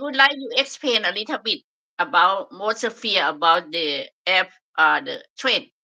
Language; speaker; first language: English; non-native, learner; Thai